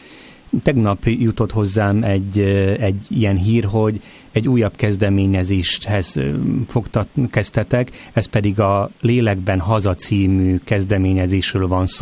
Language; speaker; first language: Hungarian; native; Hungarian